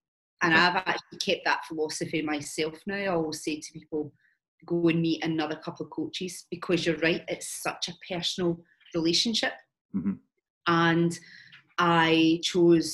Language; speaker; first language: English; native; English